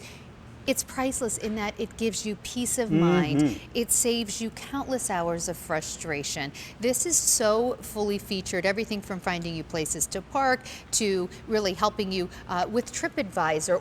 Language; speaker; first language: English; native; English